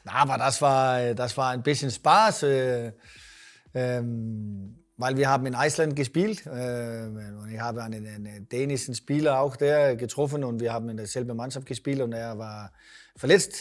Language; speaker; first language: German; non-native, learner; Danish